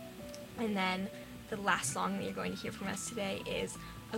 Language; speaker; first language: English; native; English